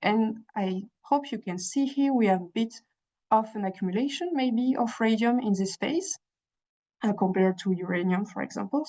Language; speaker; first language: English; non-native, fluent; French